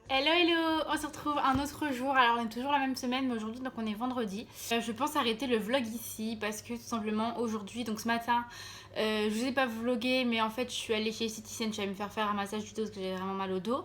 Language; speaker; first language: French; native; French